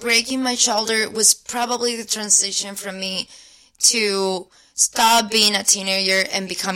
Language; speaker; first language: English; non-native, fluent; Spanish